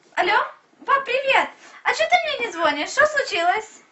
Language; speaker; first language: Russian; early bilingual, heritage; Russian